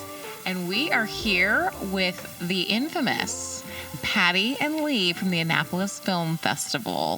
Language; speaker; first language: English; native; English